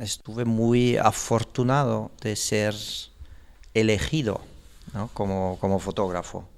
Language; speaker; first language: Spanish; non-native, fluent; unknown